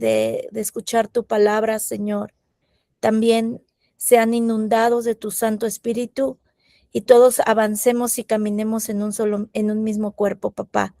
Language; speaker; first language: Spanish; native; Spanish